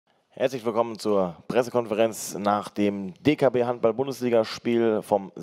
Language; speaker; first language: German; native; German